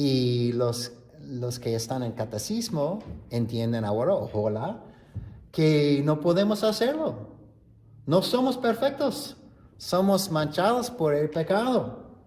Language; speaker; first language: Spanish; non-native, fluent; English